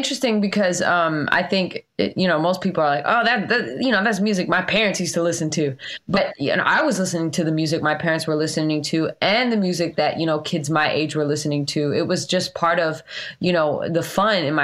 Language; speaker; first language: English; native; English